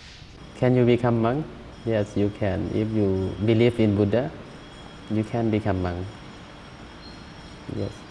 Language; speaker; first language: English; non-native, learner; Thai